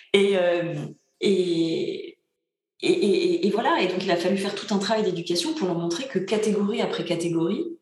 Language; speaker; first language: French; early bilingual, other home language; Bulgarian